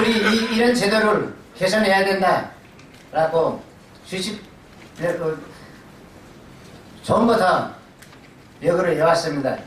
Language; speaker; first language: Korean; non-native, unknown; Nepali